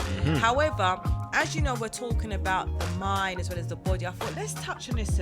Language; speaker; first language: English; native; English